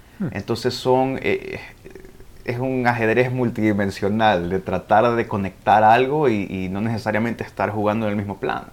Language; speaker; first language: Spanish; early bilingual, heritage; Spanish